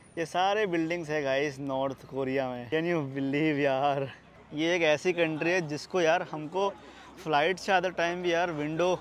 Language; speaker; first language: Hindi; native; Hindi